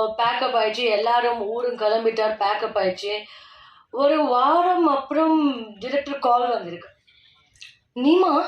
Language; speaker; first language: Tamil; non-native, learner; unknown